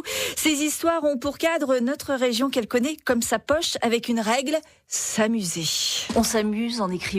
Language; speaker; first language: French; native; French